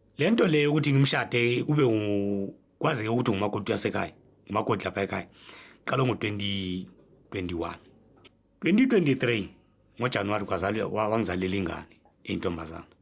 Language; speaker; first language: Zulu; native; Zulu